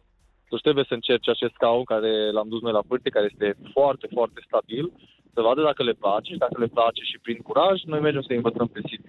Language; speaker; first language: Romanian; native; Romanian